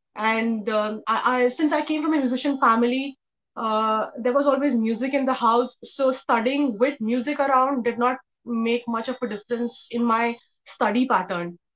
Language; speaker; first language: English; non-native, local second language; Hindi